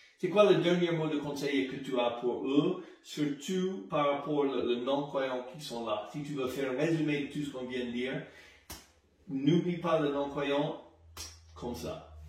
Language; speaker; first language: French; non-native, fluent; English